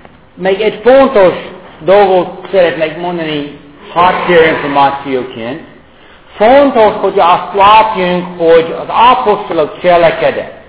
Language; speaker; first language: Hungarian; non-native, fluent; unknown